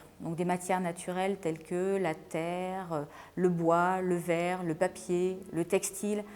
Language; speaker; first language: French; native; French